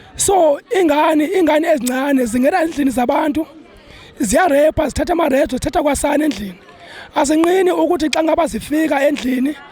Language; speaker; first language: Zulu; non-native, local second language; Xhosa